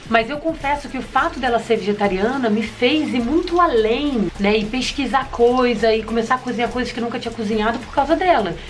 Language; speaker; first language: Portuguese; native; Portuguese